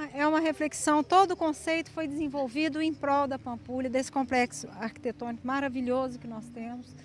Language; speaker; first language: Portuguese; native; Portuguese